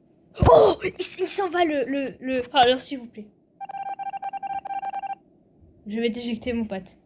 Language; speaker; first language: French; native; French